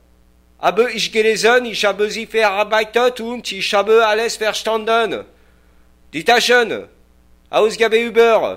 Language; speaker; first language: German; non-native, learner; French